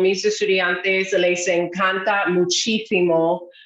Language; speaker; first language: Spanish; non-native, fluent; English